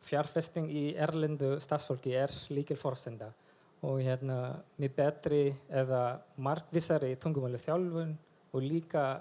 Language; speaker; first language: Icelandic; non-native, fluent; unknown